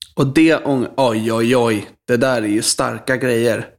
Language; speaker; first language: Swedish; native; Swedish